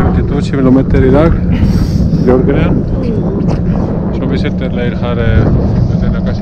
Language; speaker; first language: Norwegian; non-native, fluent; Spanish